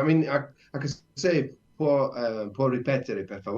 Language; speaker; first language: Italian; non-native, learner; English